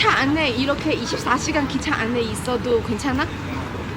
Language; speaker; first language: Korean; non-native, fluent; Chinese